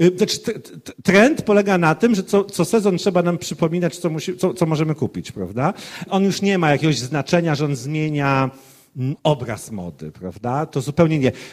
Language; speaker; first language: Polish; native; Polish